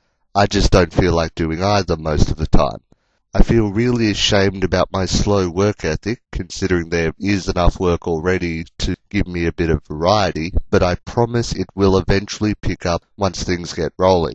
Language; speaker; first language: English; native; English